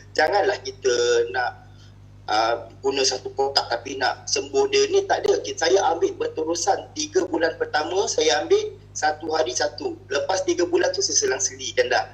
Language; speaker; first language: Malay; native; Malay